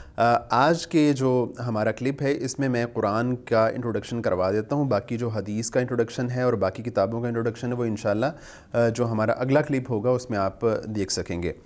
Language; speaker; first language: Urdu; native; Urdu